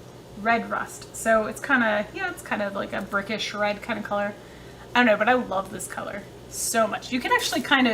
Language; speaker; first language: English; native; English